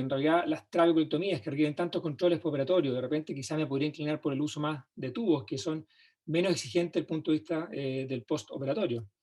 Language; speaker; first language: Spanish; native; Spanish